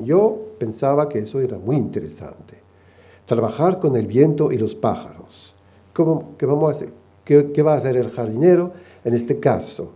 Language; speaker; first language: Spanish; non-native, fluent; French